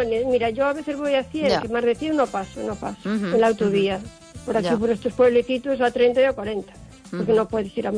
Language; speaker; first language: Spanish; native; Spanish